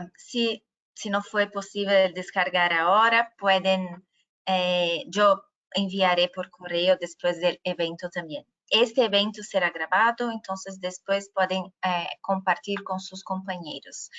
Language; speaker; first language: Spanish; non-native, fluent; Portuguese